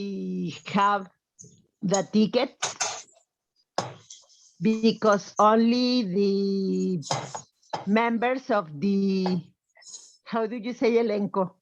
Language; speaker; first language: English; non-native, learner; Spanish